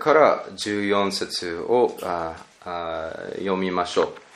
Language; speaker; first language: Japanese; non-native, learner; English